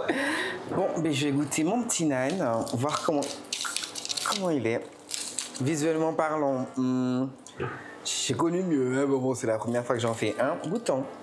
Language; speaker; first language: French; native; French